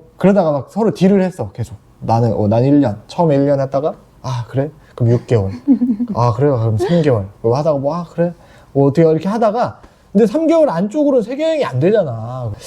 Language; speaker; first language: Korean; native; Korean